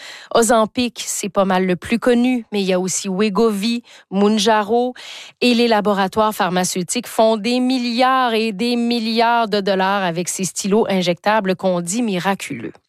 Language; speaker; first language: French; native; French